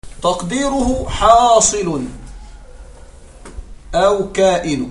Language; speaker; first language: Arabic; native; Arabic